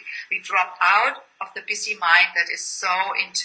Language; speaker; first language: English; non-native, fluent; German